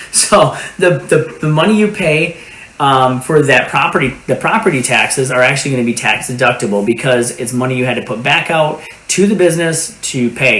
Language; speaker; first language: English; native; English